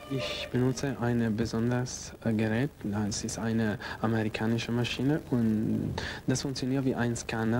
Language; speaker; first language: German; non-native, learner; Italian